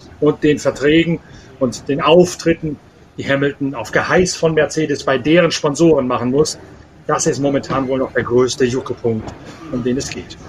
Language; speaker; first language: German; native; German